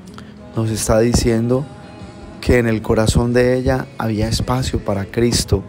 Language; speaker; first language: Spanish; native; Spanish